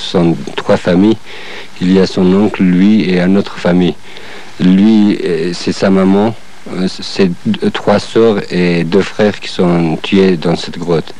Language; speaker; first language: French; non-native, fluent; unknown